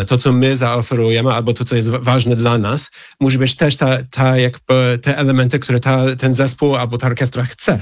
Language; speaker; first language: Polish; non-native, fluent; English